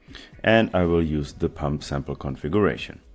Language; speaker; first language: English; non-native, fluent; German